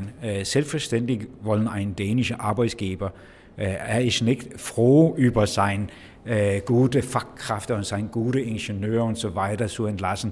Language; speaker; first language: German; non-native, fluent; Danish